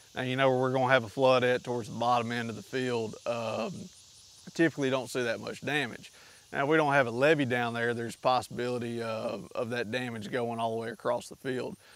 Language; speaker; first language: English; native; English